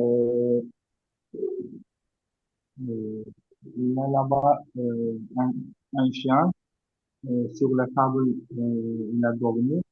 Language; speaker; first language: French; non-native, learner; Azerbaijani